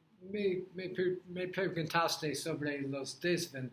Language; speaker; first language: Portuguese; non-native, learner; English